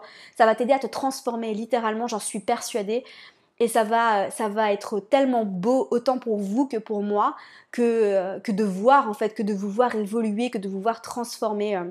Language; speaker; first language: French; native; French